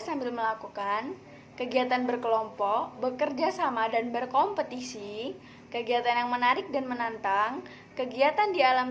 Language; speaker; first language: Indonesian; native; Indonesian